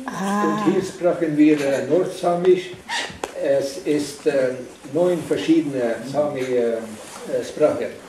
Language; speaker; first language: German; non-native, learner; Northern Sami